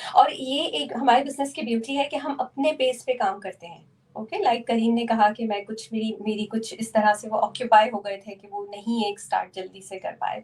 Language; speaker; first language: Urdu; native; Urdu